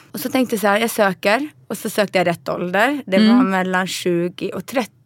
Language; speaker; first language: Swedish; early bilingual, other home language; Arabic